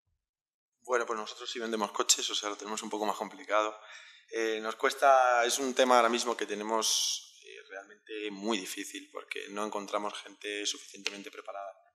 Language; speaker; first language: Spanish; native; Spanish